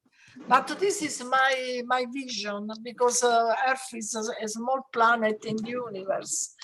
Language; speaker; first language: English; non-native, learner; Italian